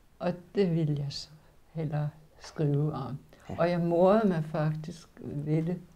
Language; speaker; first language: Danish; early bilingual, other home language; Polish